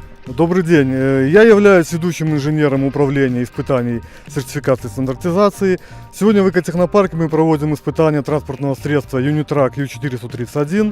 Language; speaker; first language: Russian; native; Russian